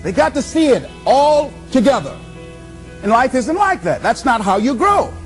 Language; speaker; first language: English; native; English